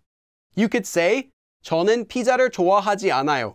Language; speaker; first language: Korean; non-native, fluent; English